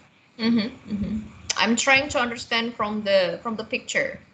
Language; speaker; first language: English; non-native, fluent; Indonesian